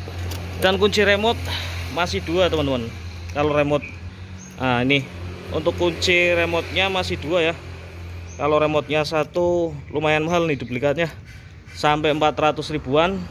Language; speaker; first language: Indonesian; native; Indonesian